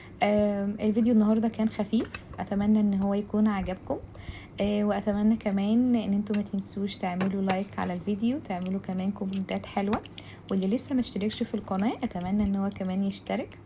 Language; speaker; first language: Arabic; native; Arabic